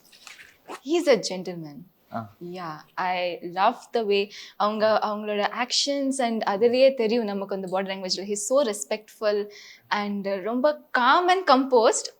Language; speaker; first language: Tamil; non-native, fluent; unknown